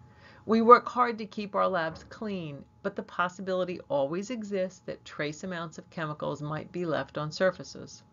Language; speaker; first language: English; native; English